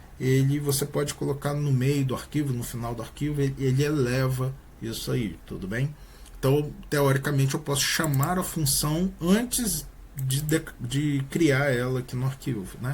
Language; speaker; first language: Portuguese; native; Portuguese